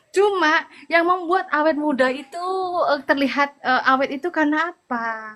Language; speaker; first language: Indonesian; non-native, local second language; Madurese